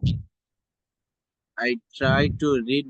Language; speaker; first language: English; non-native, learner; Bangla